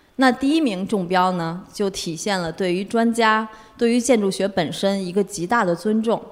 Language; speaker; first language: Chinese; native; Chinese